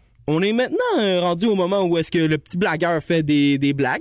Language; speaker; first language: French; native; French